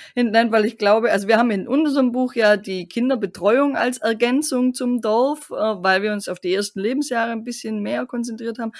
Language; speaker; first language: German; native; German